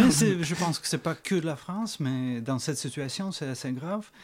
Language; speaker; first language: French; non-native, fluent; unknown